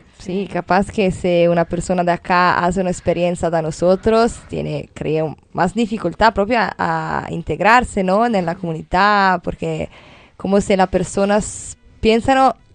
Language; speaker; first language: Spanish; non-native, learner; Italian